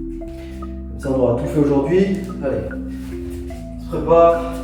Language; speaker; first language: French; native; French